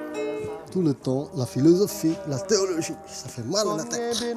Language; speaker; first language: French; non-native, fluent; Vietnamese